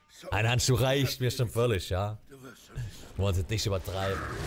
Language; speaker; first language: German; native; German